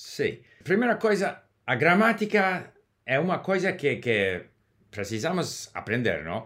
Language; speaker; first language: Portuguese; non-native, learner; English